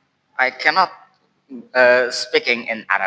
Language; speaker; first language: English; non-native, learner; Indonesian